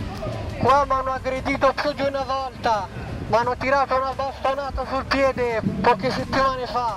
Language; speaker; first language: Italian; native; Italian